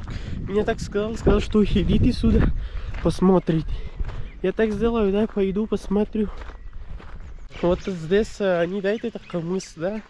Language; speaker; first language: Russian; non-native, learner; Urdu